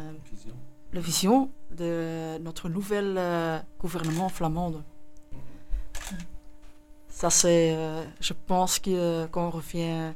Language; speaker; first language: French; non-native, local second language; Dutch